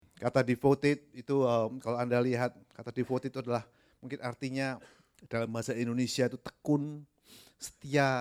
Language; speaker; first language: Indonesian; native; Indonesian